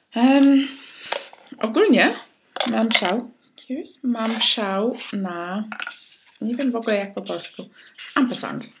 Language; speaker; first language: Polish; early bilingual, heritage; Polish